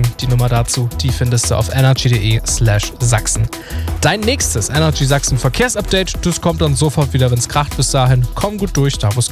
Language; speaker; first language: German; native; German